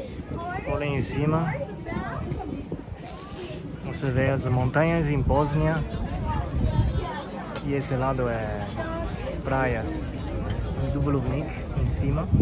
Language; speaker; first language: Portuguese; non-native, fluent; Chinese